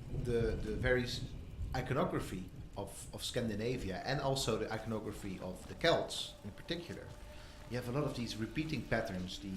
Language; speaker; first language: English; non-native, fluent; Dutch